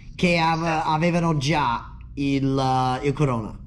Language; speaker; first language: Italian; non-native, fluent; English